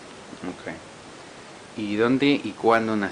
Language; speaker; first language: Spanish; early bilingual, heritage; English